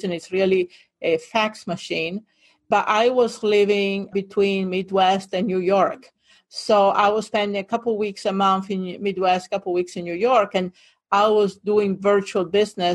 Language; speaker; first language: English; non-native, fluent; Italian